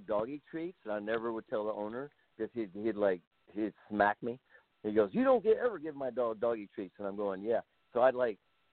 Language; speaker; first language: English; native; English